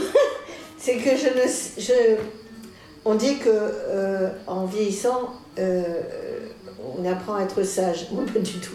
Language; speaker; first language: French; native; French